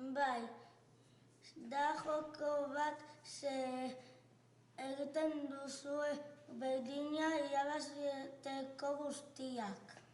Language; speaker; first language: Basque; non-native, local second language; Spanish